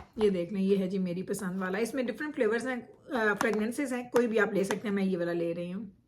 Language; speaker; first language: Urdu; native; Urdu